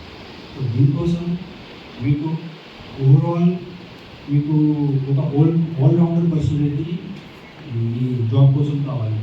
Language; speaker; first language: Telugu; non-native, learner; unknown